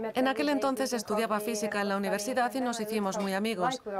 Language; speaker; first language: Spanish; non-native, fluent; Swedish